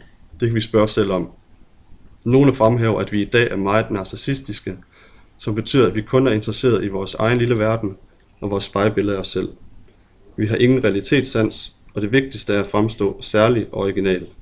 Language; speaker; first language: Danish; native; Danish